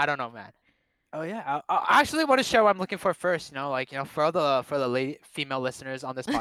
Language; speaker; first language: English; non-native, fluent; Cantonese